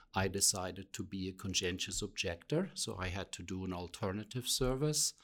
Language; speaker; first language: English; non-native, fluent; German